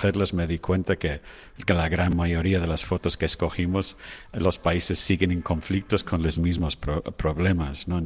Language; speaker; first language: Spanish; non-native, fluent; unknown